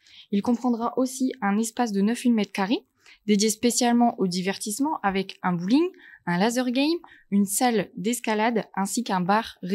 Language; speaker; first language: French; native; French